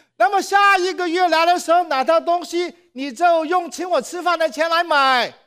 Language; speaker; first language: Chinese; non-native, local second language; Cantonese